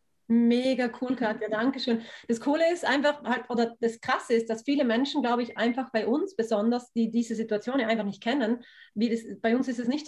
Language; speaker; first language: German; native; German